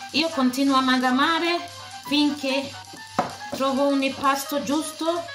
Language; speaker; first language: Italian; non-native, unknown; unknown